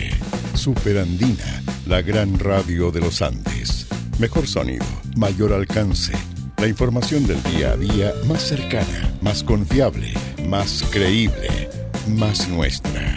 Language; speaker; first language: Spanish; native; Spanish